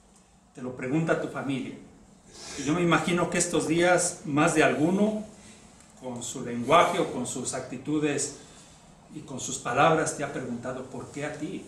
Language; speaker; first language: Spanish; native; Spanish